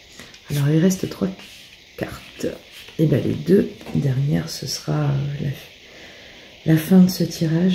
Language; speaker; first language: French; native; French